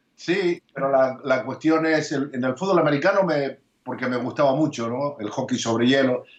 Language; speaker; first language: Spanish; early bilingual, heritage; Spanish